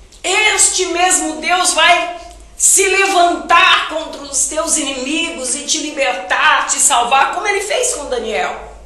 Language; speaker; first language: Portuguese; native; Portuguese